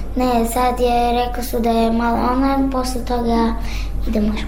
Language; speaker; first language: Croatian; non-native, learner; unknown